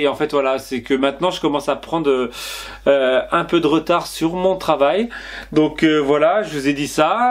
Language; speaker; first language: French; native; French